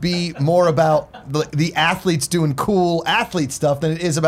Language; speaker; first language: English; native; English